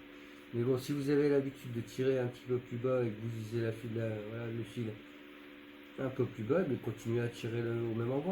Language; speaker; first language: French; native; French